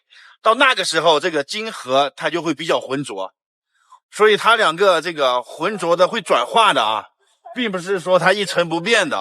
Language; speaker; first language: Chinese; native; Chinese